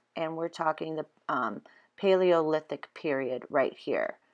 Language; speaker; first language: English; native; English